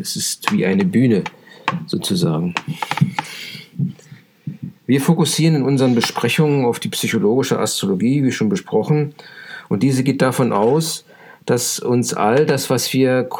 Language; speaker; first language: German; native; German